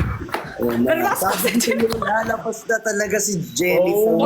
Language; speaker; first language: Filipino; native; Filipino